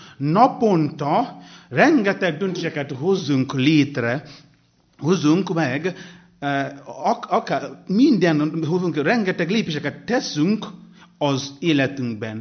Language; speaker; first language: Hungarian; non-native, learner; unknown